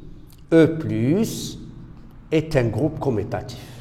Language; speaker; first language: French; non-native, local second language; Arabic